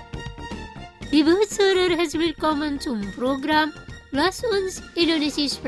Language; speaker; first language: German; non-native, fluent; Indonesian